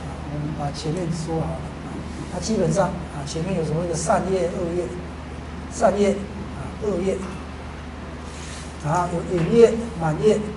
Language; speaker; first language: Chinese; native; Chinese